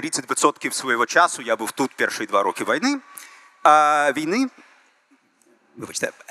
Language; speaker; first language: Ukrainian; early bilingual, heritage; Ukrainian